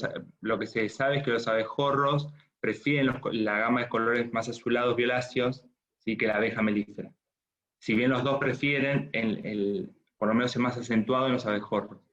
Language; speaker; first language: Spanish; native; Spanish